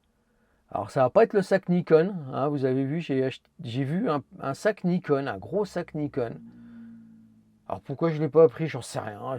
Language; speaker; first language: French; native; French